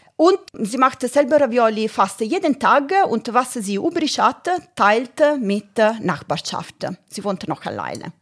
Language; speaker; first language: German; non-native, fluent; Italian